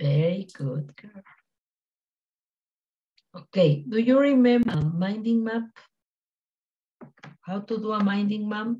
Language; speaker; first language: English; non-native, learner; Spanish